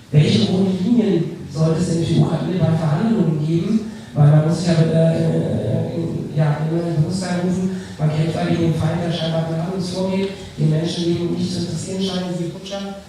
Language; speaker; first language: German; native; German